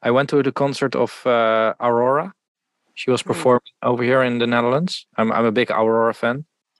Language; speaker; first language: English; non-native, fluent; Dutch